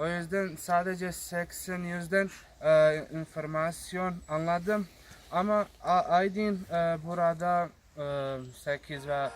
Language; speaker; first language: Turkish; non-native, learner; Bosnian